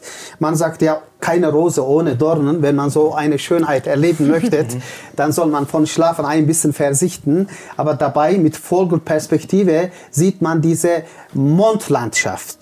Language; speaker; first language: German; non-native, fluent; Turkish